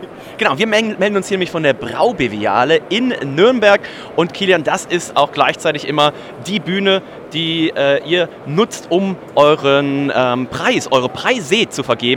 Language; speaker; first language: German; native; German